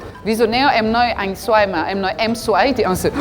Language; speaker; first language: Vietnamese; non-native, fluent; French